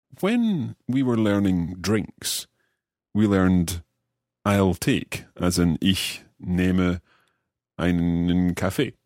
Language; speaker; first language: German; non-native, learner; English